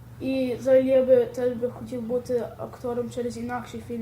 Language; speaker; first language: Ukrainian; early bilingual, heritage; Ukrainian